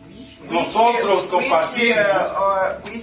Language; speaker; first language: Spanish; non-native, fluent; English